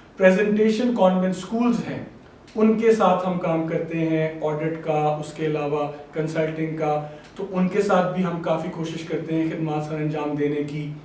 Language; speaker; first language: Urdu; non-native, local second language; Punjabi